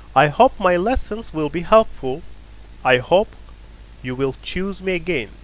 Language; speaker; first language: English; non-native, fluent; Turkish